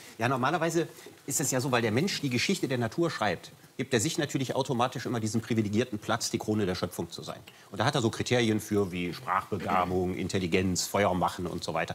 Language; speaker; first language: German; native; German